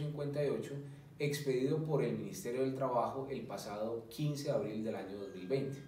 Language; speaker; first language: Spanish; native; Spanish